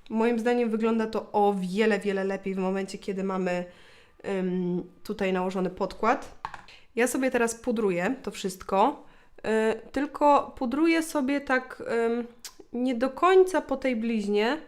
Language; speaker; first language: Polish; native; Polish